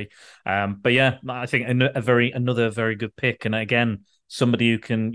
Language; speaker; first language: English; native; English